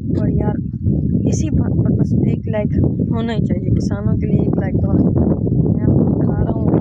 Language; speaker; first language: Urdu; non-native, local second language; Sindhi